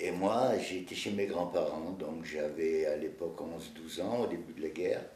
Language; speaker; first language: French; native; French